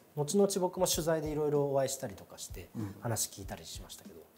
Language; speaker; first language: Japanese; native; Japanese